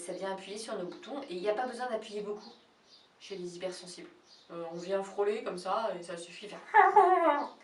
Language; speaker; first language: French; native; French